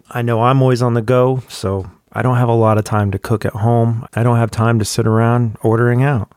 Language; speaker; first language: English; native; English